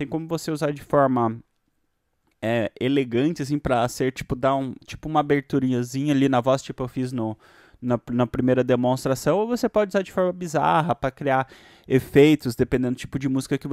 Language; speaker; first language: Portuguese; native; Portuguese